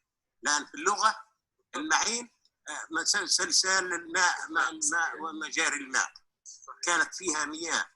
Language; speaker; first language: Arabic; native; Arabic